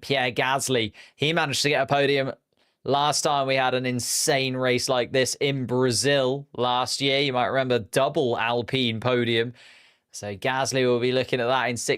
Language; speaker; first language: English; native; English